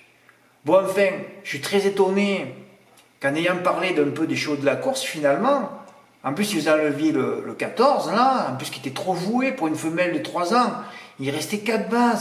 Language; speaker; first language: French; native; French